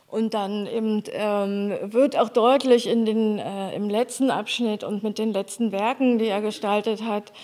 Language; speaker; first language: German; native; German